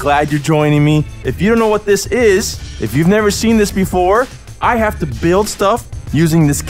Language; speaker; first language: English; native; English